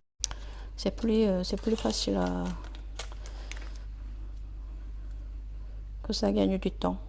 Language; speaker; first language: French; non-native, fluent; Korean